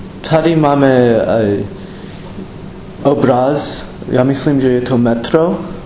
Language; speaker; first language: Czech; non-native, learner; English